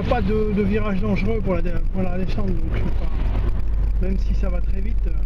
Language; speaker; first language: French; native; French